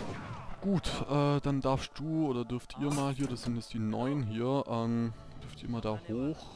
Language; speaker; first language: German; native; German